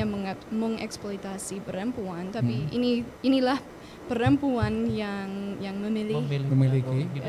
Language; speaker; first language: Indonesian; non-native, fluent; English